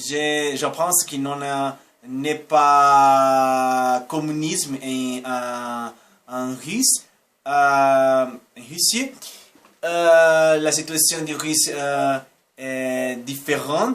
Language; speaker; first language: French; non-native, learner; Portuguese